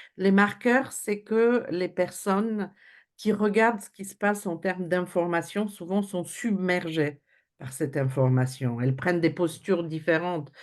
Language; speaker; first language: French; non-native, fluent; Polish